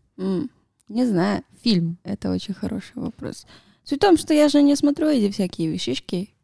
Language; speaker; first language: Russian; non-native, fluent; Spanish